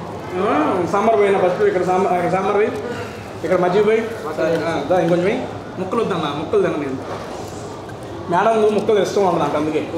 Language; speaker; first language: Telugu; native; Telugu